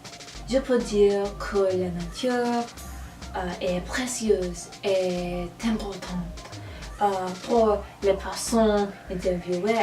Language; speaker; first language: French; non-native, learner; English